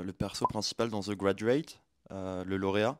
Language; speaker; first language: French; native; French